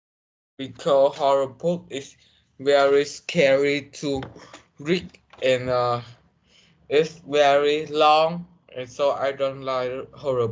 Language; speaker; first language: English; non-native, learner; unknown